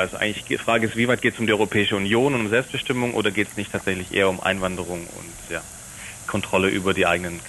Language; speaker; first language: German; native; German